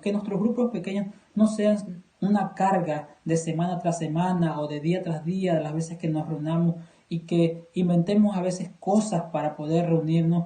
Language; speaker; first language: Spanish; native; Spanish